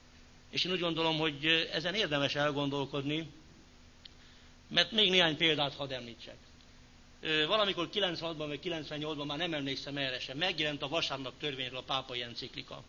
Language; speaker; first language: Hungarian; native; Hungarian